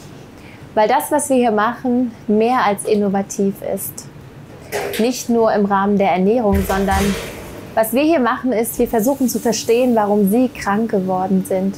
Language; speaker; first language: German; native; German